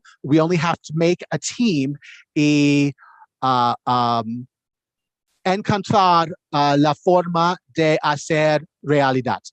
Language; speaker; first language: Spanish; non-native, learner; English